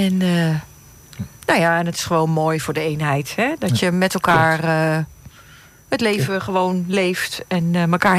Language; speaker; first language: Dutch; native; Dutch